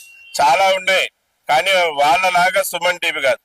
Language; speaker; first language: Telugu; native; Telugu